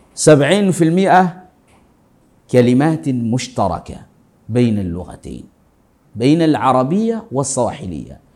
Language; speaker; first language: Arabic; non-native, fluent; Swahili